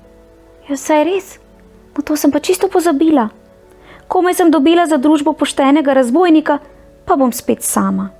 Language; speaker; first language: Slovenian; native; Slovenian